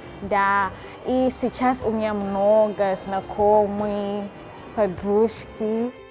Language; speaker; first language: Russian; non-native, learner; Shona